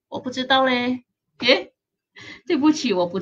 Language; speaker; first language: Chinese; non-native, local second language; Malay